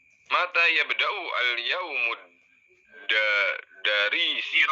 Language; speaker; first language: Arabic; non-native, learner; Indonesian